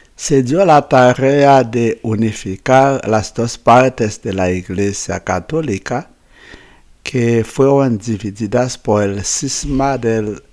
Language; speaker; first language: Spanish; non-native, fluent; Haitian Creole